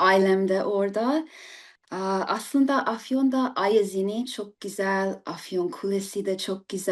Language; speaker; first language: Turkish; early bilingual, heritage; English